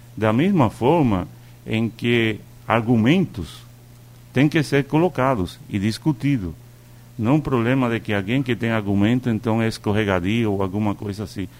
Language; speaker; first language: Portuguese; non-native, fluent; Spanish